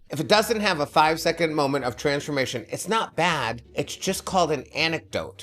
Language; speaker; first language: English; native; English